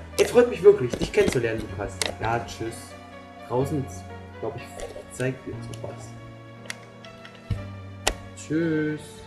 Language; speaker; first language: German; native; German